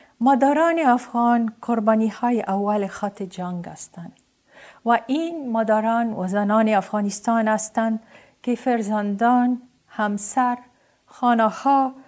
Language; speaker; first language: Persian; non-native, learner; Arabic